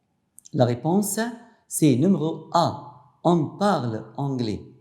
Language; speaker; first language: French; non-native, fluent; Arabic